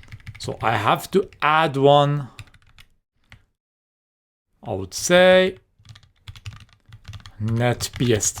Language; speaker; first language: English; non-native, fluent; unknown